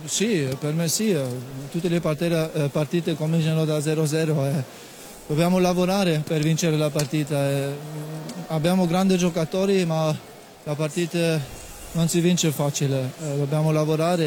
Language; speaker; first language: Italian; non-native, fluent; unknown